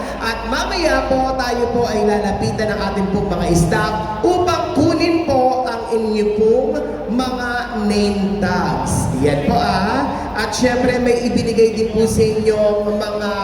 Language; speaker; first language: Filipino; native; Filipino